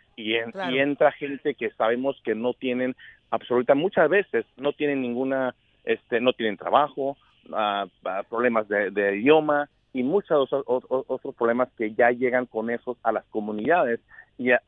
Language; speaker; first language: Spanish; early bilingual, heritage; Spanish